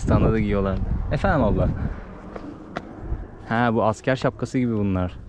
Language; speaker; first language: Turkish; native; Turkish